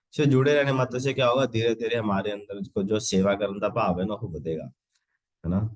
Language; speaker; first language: Hindi; non-native, local second language; Punjabi